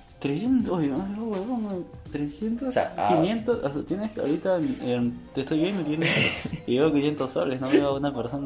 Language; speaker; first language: Spanish; native; Spanish